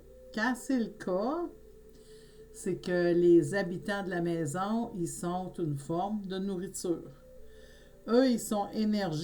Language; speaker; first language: French; native; French